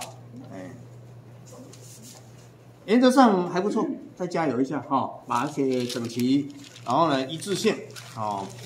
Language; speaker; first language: Chinese; native; Chinese